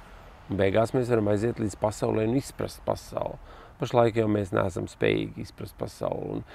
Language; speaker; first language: Latvian; native; Latvian